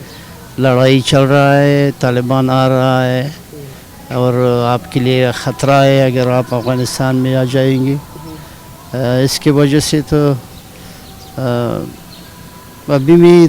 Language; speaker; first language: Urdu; non-native, learner; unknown